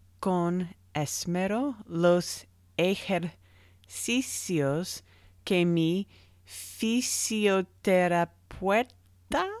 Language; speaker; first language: Spanish; non-native, learner; English